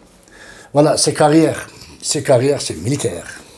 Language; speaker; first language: French; non-native, learner; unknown